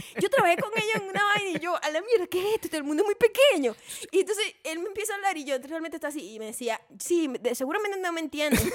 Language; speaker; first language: Spanish; native; Spanish